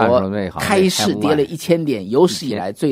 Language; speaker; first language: Chinese; native; Chinese